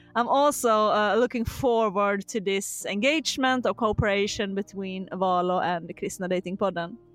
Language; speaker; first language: English; non-native, fluent; Swedish